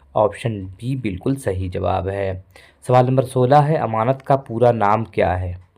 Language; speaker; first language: Hindi; native; Hindi